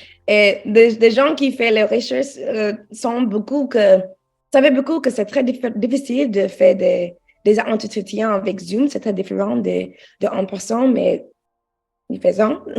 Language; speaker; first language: French; non-native, learner; English